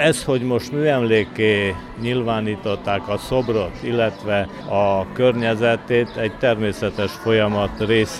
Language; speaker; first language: Hungarian; native; Hungarian